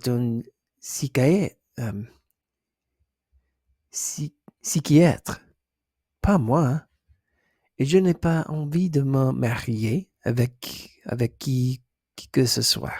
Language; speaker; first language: French; non-native, learner; English